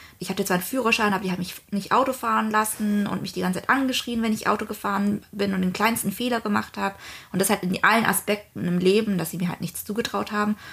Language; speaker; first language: German; early bilingual, other home language; Vietnamese